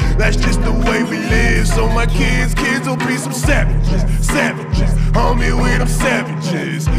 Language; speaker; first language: English; native; English